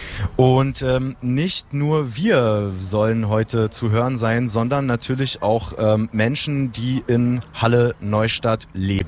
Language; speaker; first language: German; native; German